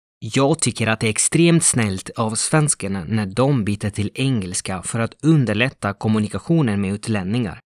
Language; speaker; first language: Swedish; non-native, fluent; Italian